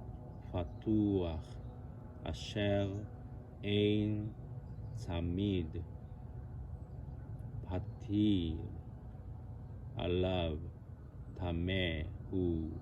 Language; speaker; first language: Hebrew; non-native, learner; Japanese